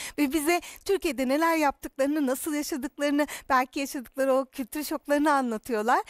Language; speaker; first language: Turkish; native; Turkish